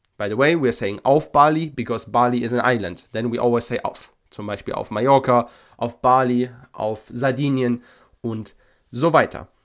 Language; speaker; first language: German; native; German